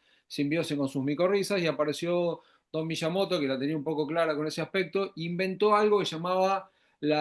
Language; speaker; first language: Spanish; native; Spanish